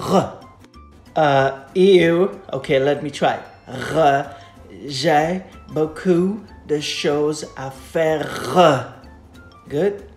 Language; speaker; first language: French; non-native, learner; English